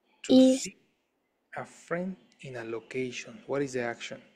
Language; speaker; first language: English; non-native, fluent; Spanish